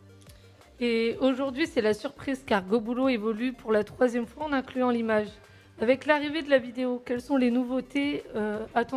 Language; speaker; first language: French; native; French